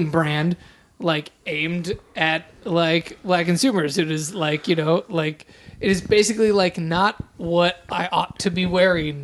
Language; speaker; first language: English; native; English